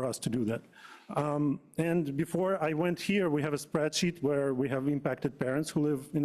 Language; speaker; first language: English; non-native, fluent; Ukrainian